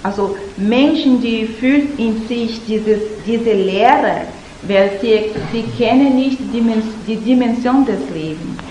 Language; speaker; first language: German; non-native, learner; Portuguese